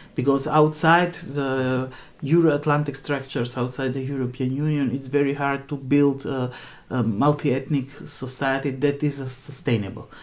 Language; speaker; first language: English; non-native, fluent; Macedonian